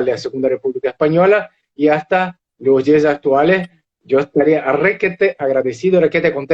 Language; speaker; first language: Spanish; non-native, fluent; Portuguese